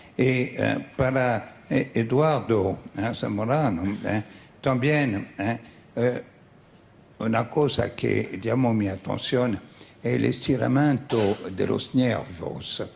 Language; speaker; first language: Spanish; non-native, fluent; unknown